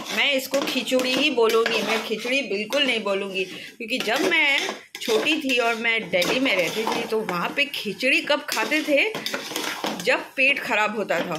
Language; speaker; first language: Hindi; non-native, local second language; Bangla